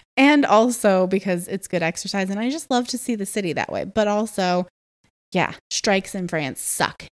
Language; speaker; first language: English; native; English